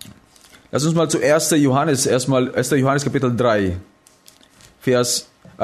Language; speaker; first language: German; non-native, fluent; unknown